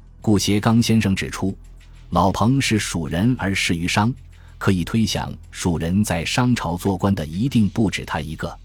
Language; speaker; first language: Chinese; native; Chinese